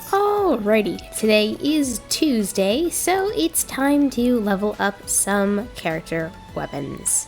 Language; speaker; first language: English; native; English